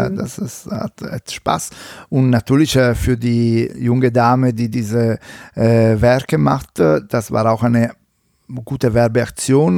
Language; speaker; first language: German; non-native, fluent; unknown